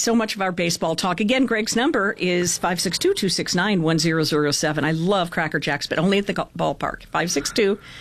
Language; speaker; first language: English; native; English